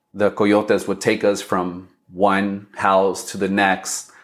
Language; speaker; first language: English; early bilingual, other home language; Spanish